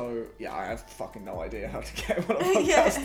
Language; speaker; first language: English; native; English